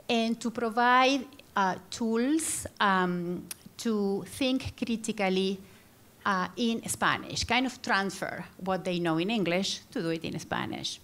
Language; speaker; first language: English; non-native, fluent; Spanish